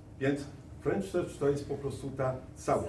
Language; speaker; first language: Polish; non-native, fluent; French